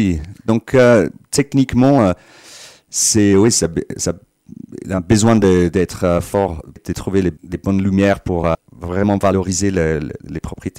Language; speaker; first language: French; non-native, fluent; English